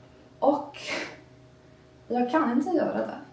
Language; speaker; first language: Swedish; non-native, learner; Turkish